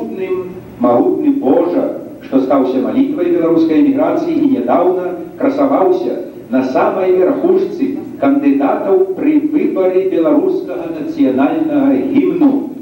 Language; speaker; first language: Belarusian; native; Belarusian